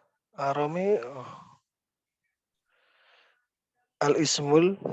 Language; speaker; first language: Arabic; non-native, learner; Indonesian